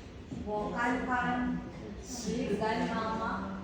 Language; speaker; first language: Chinese; non-native, learner; Filipino